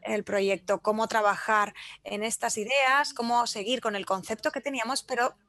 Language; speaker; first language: Spanish; non-native, fluent; Polish